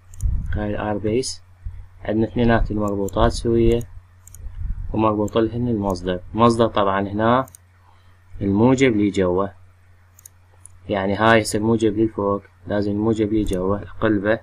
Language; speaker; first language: Arabic; native; Arabic